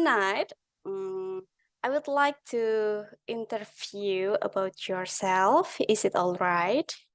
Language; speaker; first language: English; non-native, learner; Indonesian